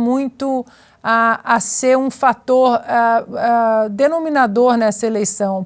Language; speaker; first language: Portuguese; native; Portuguese